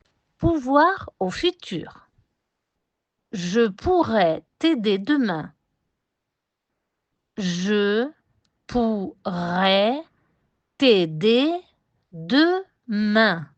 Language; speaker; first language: French; non-native, fluent; Spanish